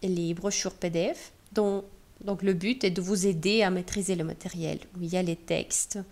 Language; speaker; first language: French; non-native, fluent; Russian